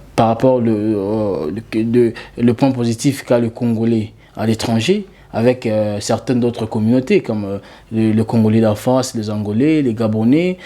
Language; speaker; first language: French; non-native, local second language; Lingala